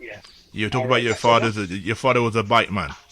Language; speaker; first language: English; native; English